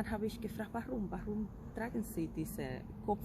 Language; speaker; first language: German; non-native, fluent; Spanish